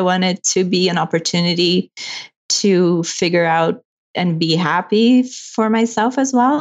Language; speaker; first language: English; non-native, fluent; Portuguese